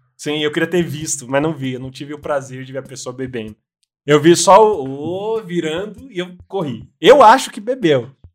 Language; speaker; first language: Portuguese; native; Portuguese